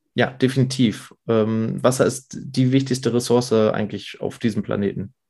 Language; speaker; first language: German; native; German